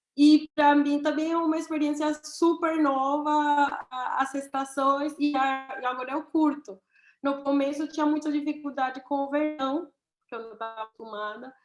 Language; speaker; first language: Portuguese; non-native, fluent; Spanish